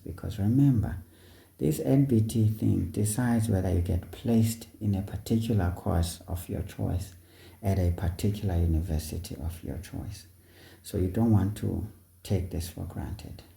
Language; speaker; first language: English; non-native, local second language; Xhosa